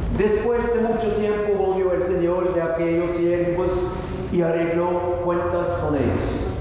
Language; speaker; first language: Spanish; non-native, fluent; Norwegian